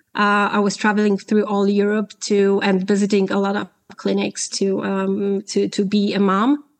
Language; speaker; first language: English; non-native, fluent; Polish